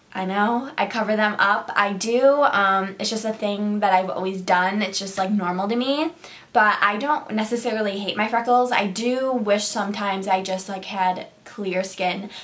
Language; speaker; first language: English; native; English